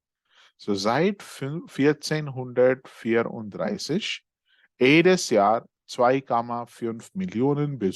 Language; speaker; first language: German; non-native, fluent; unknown